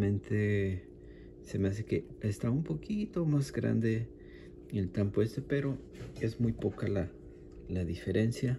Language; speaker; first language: Spanish; native; Spanish